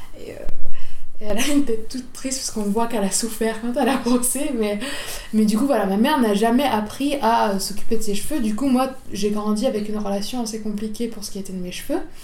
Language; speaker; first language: French; native; French